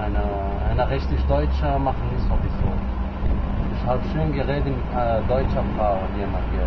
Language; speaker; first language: German; non-native, learner; Arabic